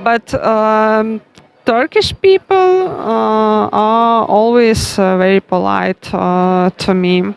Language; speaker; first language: English; non-native, learner; Russian